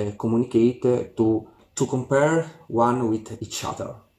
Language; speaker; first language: English; non-native, learner; Italian